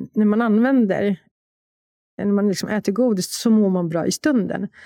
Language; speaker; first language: Swedish; non-native, fluent; Polish